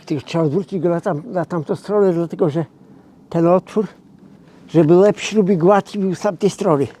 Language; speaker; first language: Polish; native; Polish